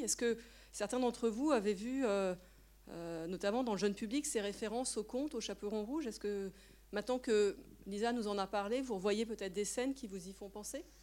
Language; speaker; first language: French; native; French